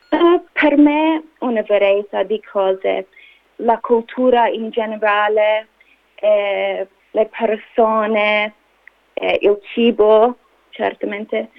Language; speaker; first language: Italian; non-native, learner; English